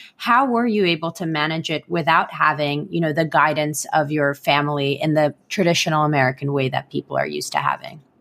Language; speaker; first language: English; non-native, fluent; Hebrew